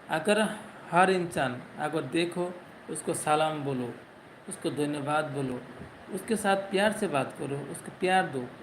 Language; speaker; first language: Hindi; non-native, learner; Bangla